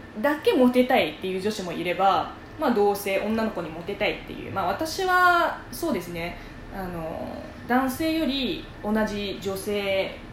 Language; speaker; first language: Japanese; non-native, fluent; Chinese